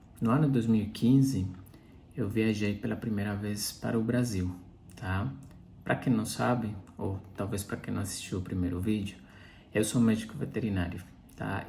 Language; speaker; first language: Portuguese; non-native, fluent; Spanish